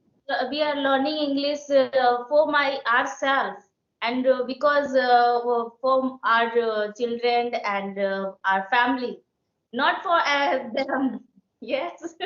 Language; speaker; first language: English; non-native, learner; Hindi